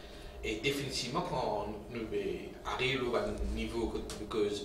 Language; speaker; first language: French; non-native, local second language; Morisyen